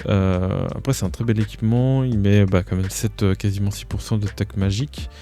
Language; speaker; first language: French; native; French